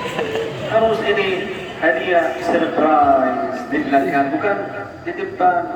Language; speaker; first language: Indonesian; non-native, learner; Arabic